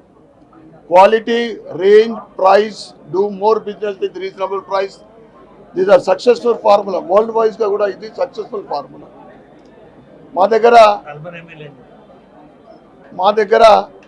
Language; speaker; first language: Telugu; native; Telugu